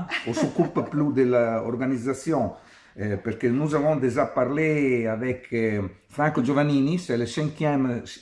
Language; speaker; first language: French; non-native, learner; Italian